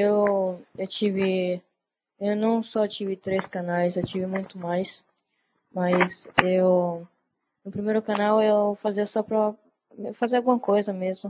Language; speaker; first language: Portuguese; early bilingual, other home language; Italian